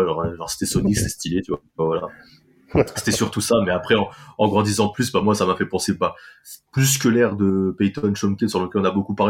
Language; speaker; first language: French; native; French